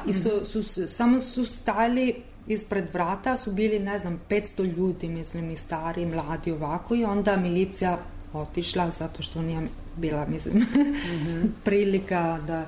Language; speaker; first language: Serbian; non-native, learner; Italian